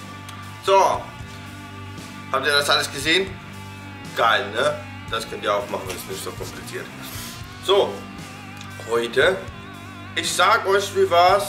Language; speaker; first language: German; non-native, fluent; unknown